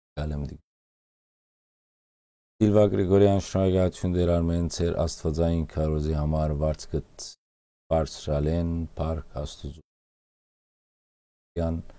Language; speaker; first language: Armenian; early bilingual, heritage; Armenian